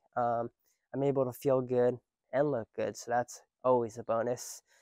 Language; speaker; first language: English; early bilingual, other home language; Japanese